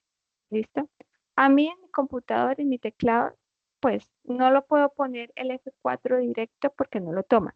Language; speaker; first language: Spanish; native; Spanish